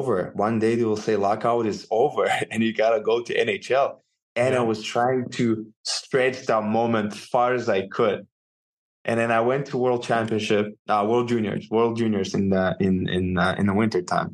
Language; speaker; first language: English; non-native, fluent; Russian